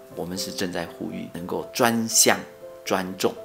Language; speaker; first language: Chinese; native; Chinese